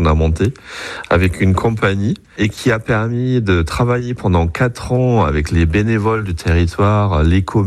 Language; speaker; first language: French; non-native, fluent; German